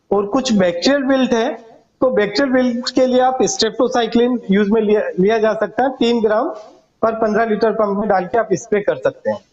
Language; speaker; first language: Hindi; non-native, local second language; Gujarati